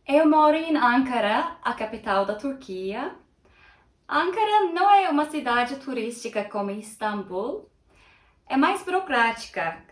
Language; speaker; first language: Portuguese; non-native, fluent; Turkish